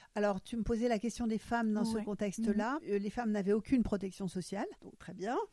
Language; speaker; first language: French; non-native, fluent; German